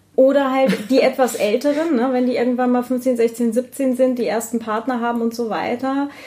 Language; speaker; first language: German; native; German